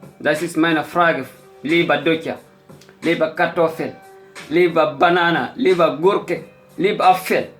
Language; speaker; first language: German; non-native, learner; Fula